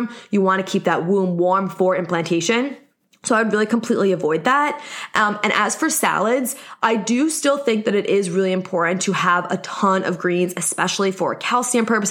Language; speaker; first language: English; native; English